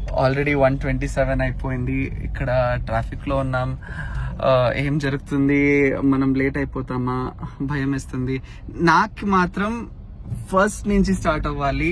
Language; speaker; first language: Telugu; non-native, learner; Kannada